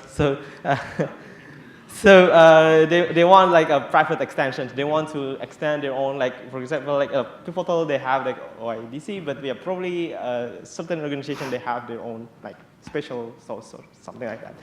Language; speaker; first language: English; non-native, fluent; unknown